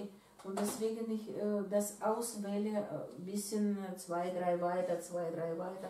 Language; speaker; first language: German; non-native, learner; Russian